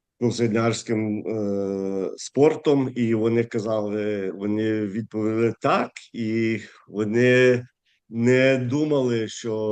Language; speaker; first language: Ukrainian; early bilingual, heritage; Ukrainian